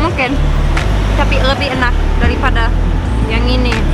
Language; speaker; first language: Indonesian; non-native, learner; English